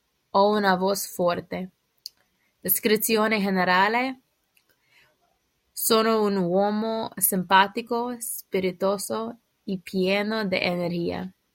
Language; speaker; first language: Italian; non-native, learner; English